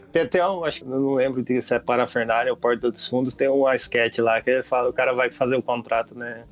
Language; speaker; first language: Portuguese; native; Portuguese